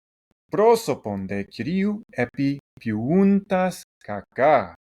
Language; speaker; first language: Greek; non-native, learner; English